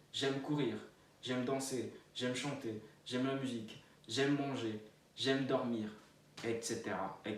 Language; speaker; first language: French; non-native, fluent; Portuguese